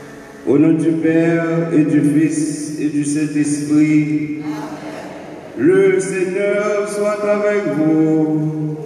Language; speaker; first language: French; non-native, local second language; Haitian Creole